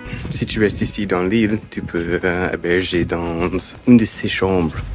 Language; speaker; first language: French; non-native, fluent; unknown